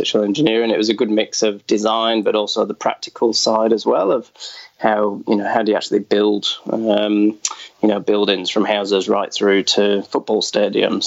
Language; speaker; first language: English; native; English